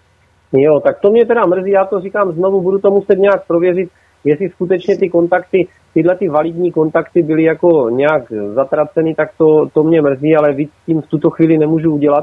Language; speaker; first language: Czech; native; Czech